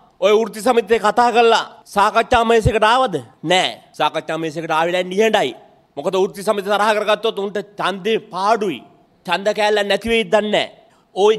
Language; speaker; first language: Sinhala; native; Sinhala